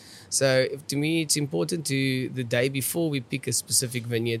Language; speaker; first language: English; non-native, local second language; Afrikaans